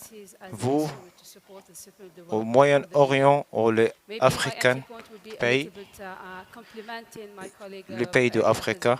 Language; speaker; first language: French; non-native, learner; Arabic